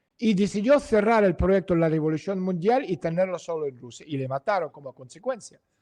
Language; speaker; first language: Spanish; non-native, fluent; Russian